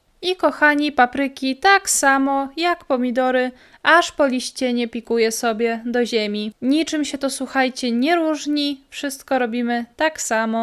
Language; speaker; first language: Polish; native; Polish